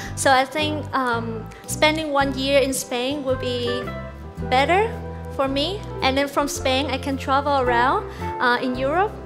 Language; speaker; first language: English; non-native, fluent; Vietnamese